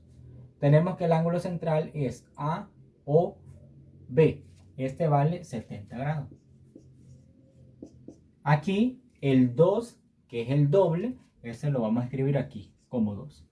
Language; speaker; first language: Spanish; native; Spanish